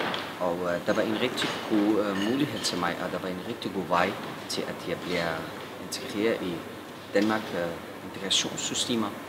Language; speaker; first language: Danish; non-native, learner; Persian